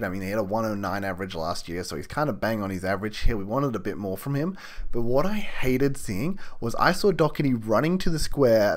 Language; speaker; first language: English; native; English